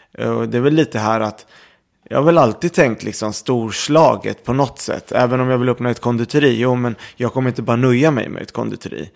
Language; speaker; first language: Swedish; early bilingual, other home language; Arabic